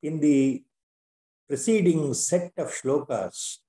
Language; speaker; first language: English; non-native, local second language; Kannada